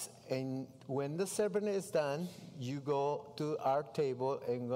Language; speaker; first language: English; non-native, learner; Spanish